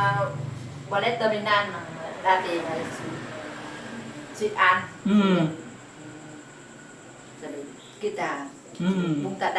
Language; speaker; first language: Filipino; non-native, learner; Vietnamese